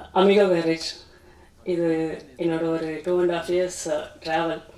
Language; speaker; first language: Tamil; native; Tamil